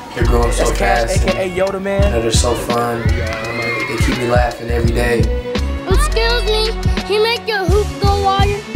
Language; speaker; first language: English; native; English